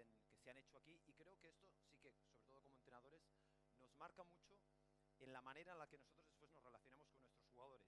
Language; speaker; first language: Spanish; native; Spanish